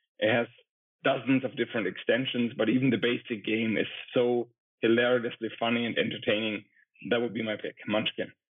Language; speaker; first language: English; non-native, fluent; German